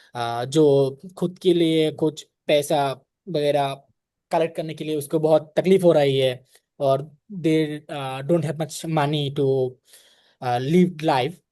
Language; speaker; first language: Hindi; non-native, learner; Bangla